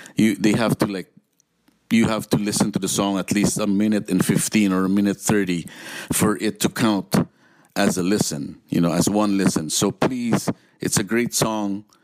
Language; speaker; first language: English; non-native, local second language; Filipino